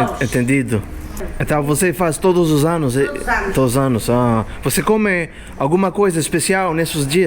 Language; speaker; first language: Portuguese; non-native, learner; English